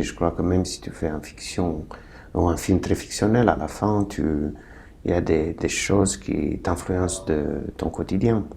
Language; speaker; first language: French; non-native, fluent; Romanian